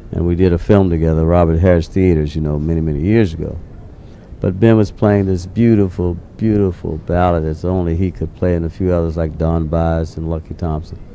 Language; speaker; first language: English; native; English